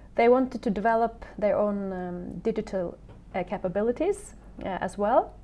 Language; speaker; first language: English; non-native, fluent; Norwegian